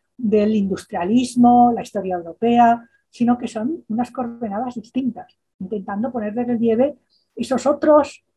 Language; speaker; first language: Spanish; native; Spanish